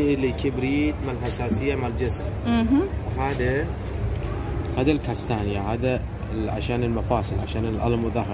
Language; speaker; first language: Arabic; non-native, learner; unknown